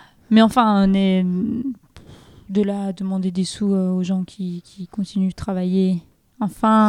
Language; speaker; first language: French; native; French